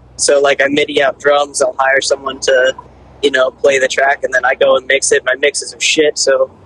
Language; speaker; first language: English; native; English